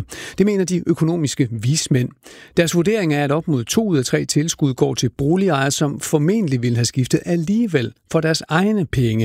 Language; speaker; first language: Danish; native; Danish